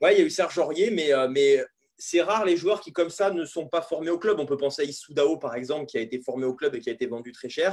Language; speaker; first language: French; native; French